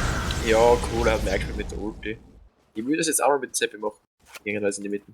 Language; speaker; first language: German; native; German